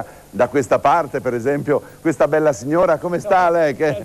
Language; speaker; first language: Italian; native; Italian